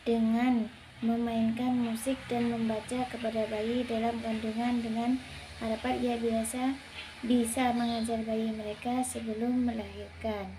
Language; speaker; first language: Indonesian; native; Indonesian